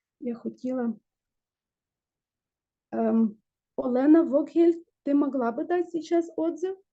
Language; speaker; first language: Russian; non-native, local second language; Ukrainian